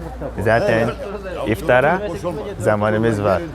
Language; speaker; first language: Turkish; non-native, fluent; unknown